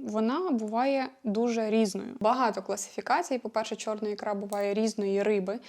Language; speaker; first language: Ukrainian; non-native, local second language; Russian